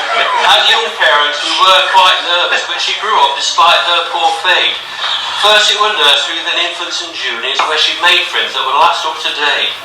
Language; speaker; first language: English; native; English